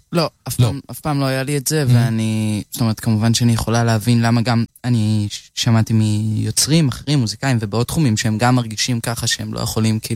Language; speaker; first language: Hebrew; native; Hebrew